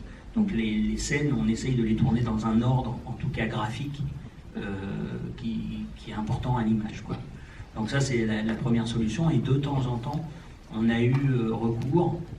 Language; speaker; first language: French; native; French